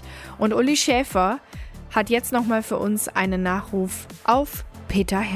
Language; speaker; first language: German; native; German